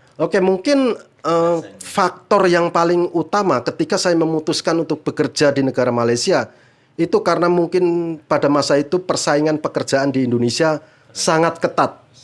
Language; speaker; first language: Indonesian; native; Indonesian